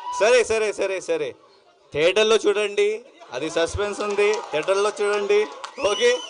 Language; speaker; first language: Telugu; non-native, local second language; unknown